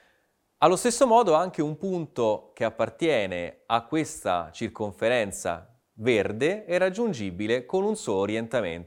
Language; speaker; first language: Italian; native; Italian